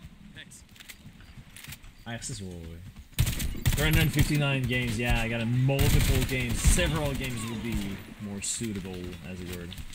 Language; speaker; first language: English; non-native, fluent; French